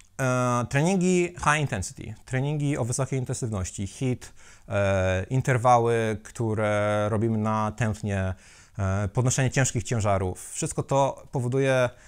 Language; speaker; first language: Polish; native; Polish